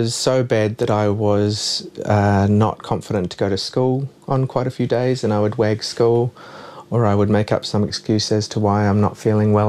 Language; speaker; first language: English; native; English